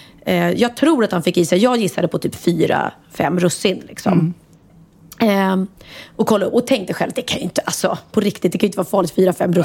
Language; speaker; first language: Swedish; native; Swedish